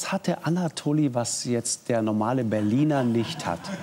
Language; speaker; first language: German; native; German